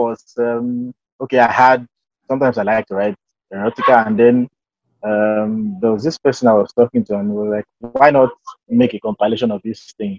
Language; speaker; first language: English; non-native, local second language; Yoruba